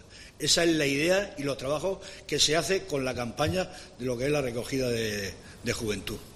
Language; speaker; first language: Spanish; native; Spanish